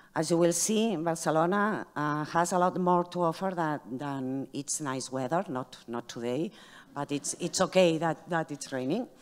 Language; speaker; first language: English; non-native, fluent; Catalan